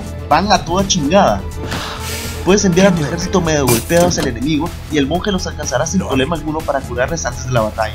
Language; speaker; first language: Spanish; native; Spanish